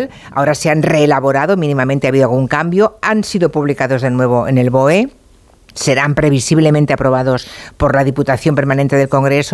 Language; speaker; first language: Spanish; native; Spanish